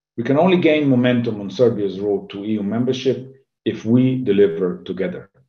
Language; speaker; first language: English; non-native, fluent; Hungarian